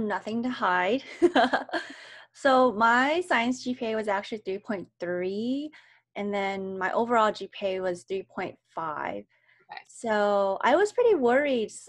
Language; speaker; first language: English; native; English